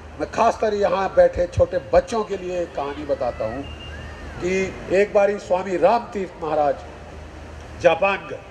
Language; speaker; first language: Hindi; native; Hindi